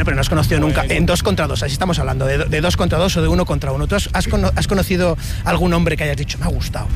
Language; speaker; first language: Spanish; native; Spanish